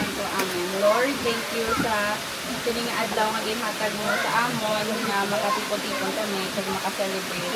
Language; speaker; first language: Filipino; non-native, local second language; Hiligaynon